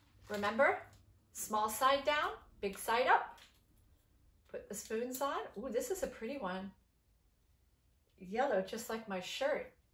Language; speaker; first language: English; native; English